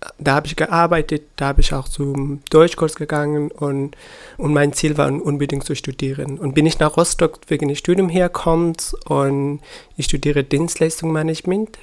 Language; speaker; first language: German; non-native, learner; Persian